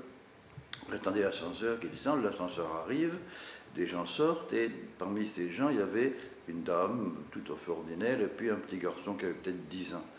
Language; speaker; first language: French; native; French